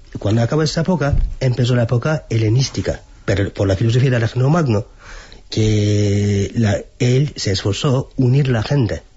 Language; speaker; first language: Spanish; non-native, fluent; Turkish